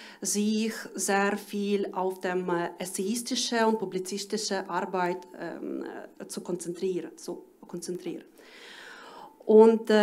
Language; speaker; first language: German; non-native, learner; Ukrainian